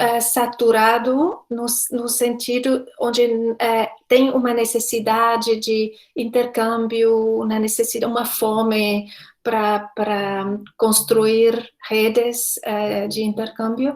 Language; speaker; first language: Portuguese; non-native, fluent; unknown